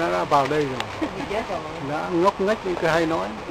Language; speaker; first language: Vietnamese; native; Vietnamese